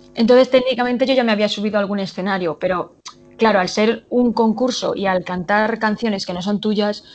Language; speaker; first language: Spanish; native; Spanish